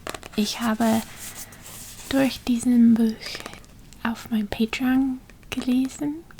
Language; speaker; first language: German; non-native, learner; English